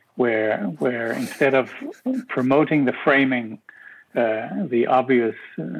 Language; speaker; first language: English; non-native, fluent; Danish